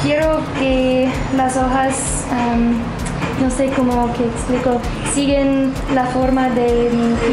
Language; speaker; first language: Spanish; non-native, learner; English